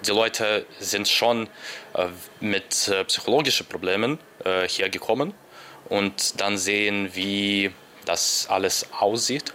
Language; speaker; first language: German; non-native, learner; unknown